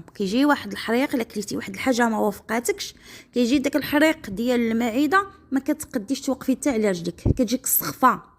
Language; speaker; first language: Arabic; native; Arabic